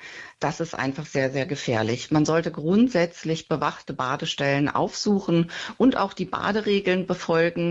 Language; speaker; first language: German; native; German